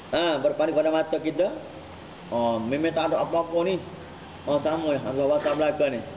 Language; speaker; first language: Malay; native; Malay